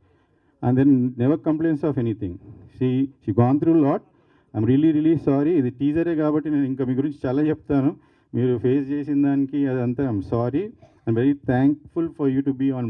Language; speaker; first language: Telugu; native; Telugu